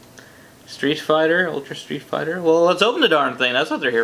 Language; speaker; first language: English; native; English